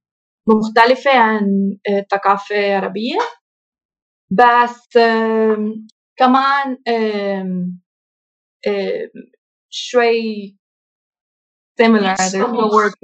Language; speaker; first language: Arabic; non-native, learner; Spanish